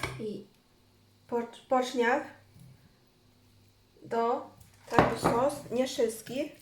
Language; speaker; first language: Polish; non-native, learner; Chinese